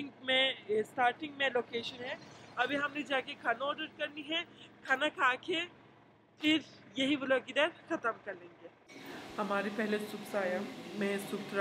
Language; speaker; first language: Hindi; non-native, fluent; Turkish